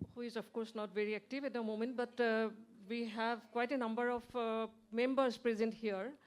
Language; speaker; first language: English; non-native, local second language; Assamese